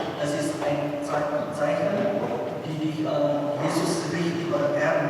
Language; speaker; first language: German; non-native, learner; Indonesian